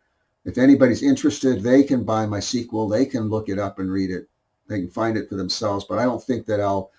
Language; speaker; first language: English; native; English